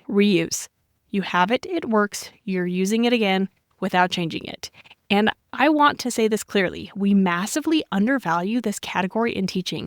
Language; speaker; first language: English; native; English